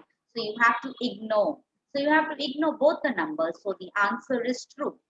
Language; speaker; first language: English; non-native, local second language; Tamil